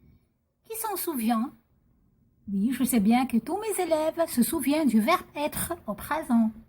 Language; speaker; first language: French; non-native, fluent; Arabic